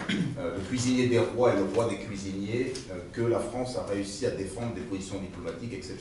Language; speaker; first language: French; native; French